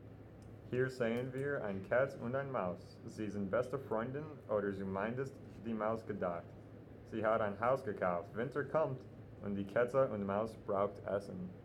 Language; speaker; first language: German; non-native, learner; English